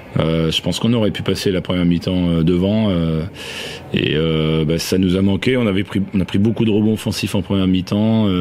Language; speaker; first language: French; native; French